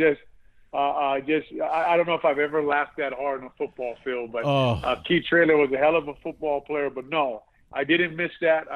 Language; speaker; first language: English; native; English